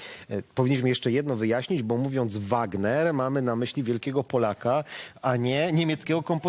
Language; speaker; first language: Polish; native; Polish